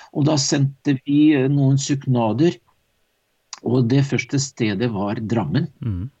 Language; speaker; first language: Norwegian; non-native, fluent; Russian